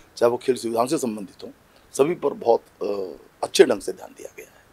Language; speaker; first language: Hindi; native; Hindi